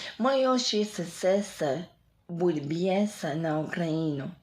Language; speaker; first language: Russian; non-native, local second language; Ukrainian